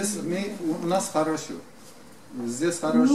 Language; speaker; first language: Russian; non-native, fluent; Armenian